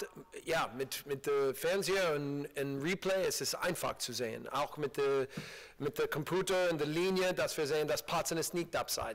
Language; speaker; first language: German; non-native, learner; English